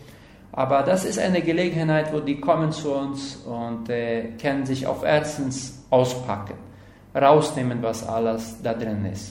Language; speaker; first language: German; non-native, learner; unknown